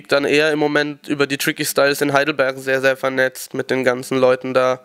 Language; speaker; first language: German; native; German